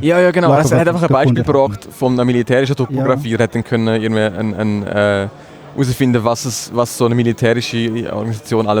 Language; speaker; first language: German; native; German